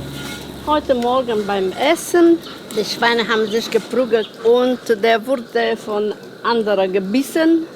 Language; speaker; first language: German; non-native, learner; Romanian